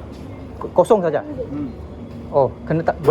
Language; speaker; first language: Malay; non-native, local second language; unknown